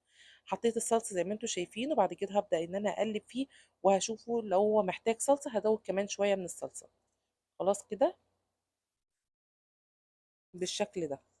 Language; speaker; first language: Arabic; native; Arabic